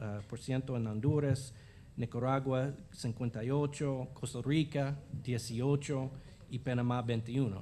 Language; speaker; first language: Spanish; non-native, fluent; English